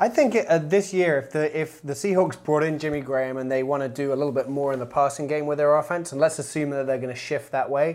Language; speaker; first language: English; native; English